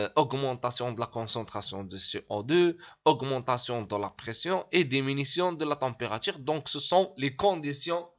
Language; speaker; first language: French; non-native, local second language; Arabic